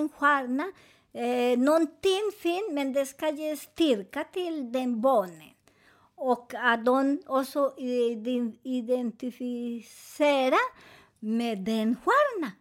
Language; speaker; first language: Swedish; non-native, fluent; Spanish